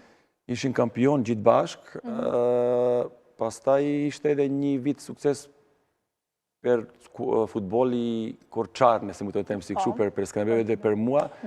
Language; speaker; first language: Albanian; non-native, learner; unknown